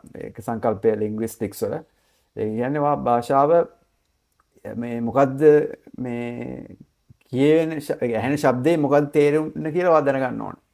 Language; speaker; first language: Sinhala; native; Sinhala